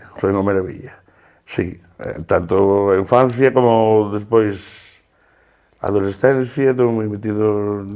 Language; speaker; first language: Galician; native; Galician